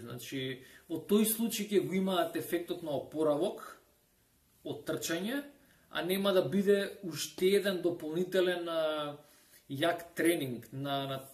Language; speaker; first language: Macedonian; native; Macedonian